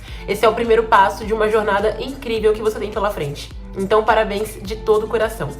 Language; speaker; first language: Portuguese; native; Portuguese